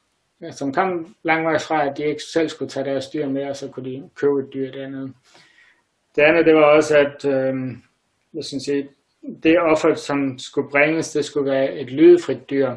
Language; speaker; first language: Danish; native; Danish